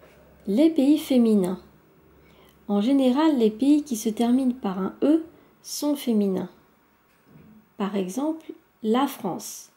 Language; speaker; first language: French; native; French